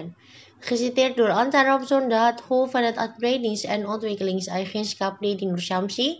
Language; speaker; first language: Dutch; non-native, fluent; Indonesian